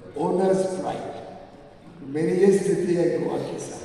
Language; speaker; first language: English; non-native, local second language; Hindi